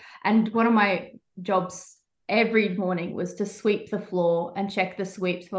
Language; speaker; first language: English; native; English